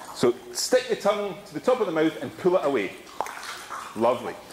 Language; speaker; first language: English; native; English